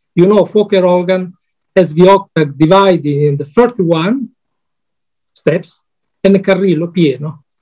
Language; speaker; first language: English; non-native, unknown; Italian